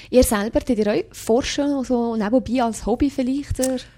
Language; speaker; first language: German; native; German